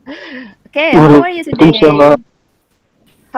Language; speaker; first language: English; non-native, learner; Indonesian